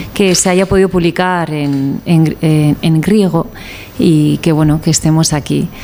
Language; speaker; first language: Spanish; native; Spanish